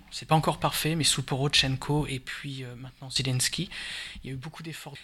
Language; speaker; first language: French; native; French